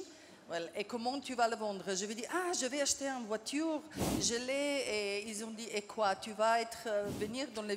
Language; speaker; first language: French; non-native, fluent; Slovenian